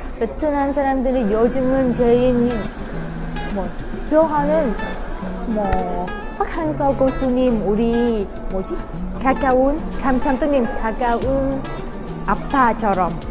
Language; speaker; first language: Korean; non-native, learner; Vietnamese